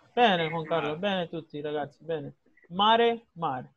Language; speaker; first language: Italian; non-native, fluent; Spanish